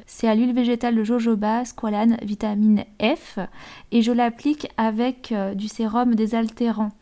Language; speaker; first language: French; native; French